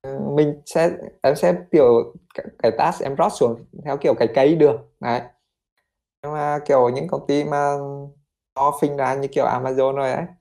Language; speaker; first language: Vietnamese; native; Vietnamese